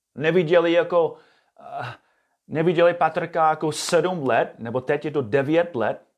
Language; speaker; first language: Czech; non-native, fluent; English